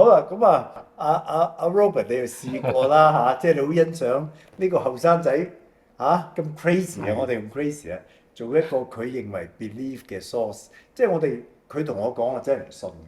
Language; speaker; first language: Cantonese; native; Cantonese